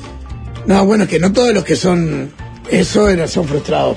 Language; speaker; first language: Spanish; native; Spanish